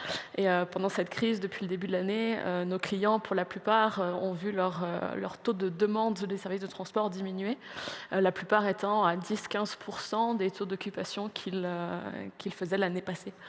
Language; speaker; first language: French; native; French